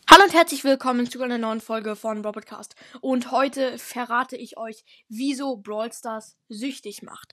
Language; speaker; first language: German; native; German